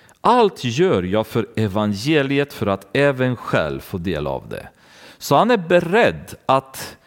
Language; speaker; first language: Swedish; non-native, fluent; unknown